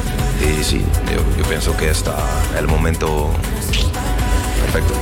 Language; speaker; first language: Spanish; non-native, learner; French